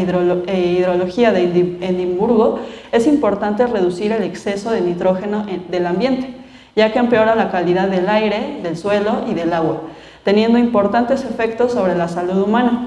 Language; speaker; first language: Spanish; native; Spanish